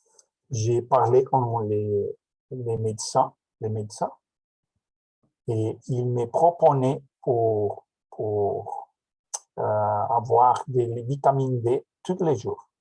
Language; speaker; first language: French; non-native, learner; Portuguese